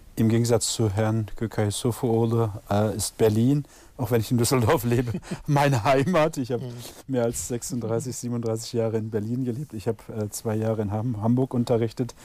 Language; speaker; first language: German; early bilingual, other home language; Turkish